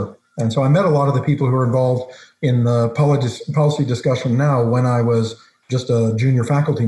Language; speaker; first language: English; native; English